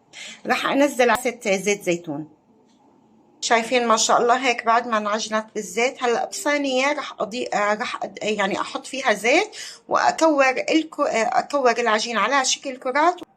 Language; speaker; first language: Arabic; native; Arabic